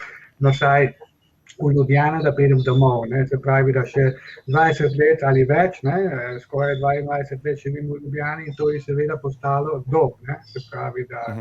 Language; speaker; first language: Slovenian; non-native, fluent; Spanish